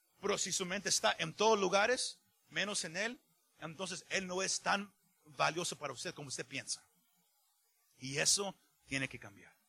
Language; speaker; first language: Spanish; early bilingual, heritage; Spanish